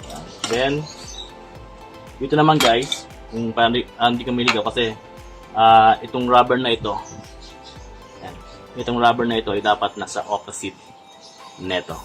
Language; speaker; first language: Filipino; native; Filipino